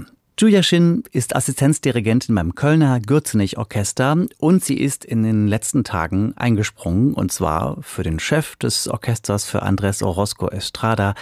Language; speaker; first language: German; native; German